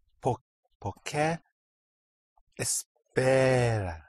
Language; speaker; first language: Spanish; non-native, learner; English